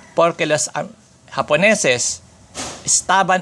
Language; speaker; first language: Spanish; non-native, fluent; Filipino